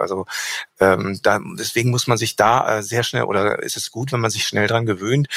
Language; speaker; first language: German; native; German